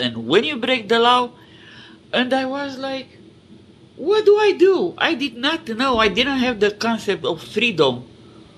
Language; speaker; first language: English; non-native, fluent; Romanian